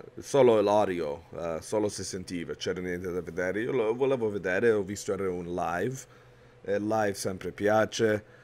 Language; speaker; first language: Italian; early bilingual, heritage; English